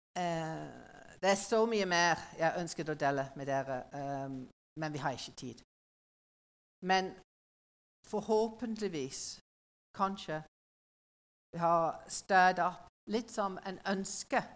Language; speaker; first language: Norwegian; non-native, learner; English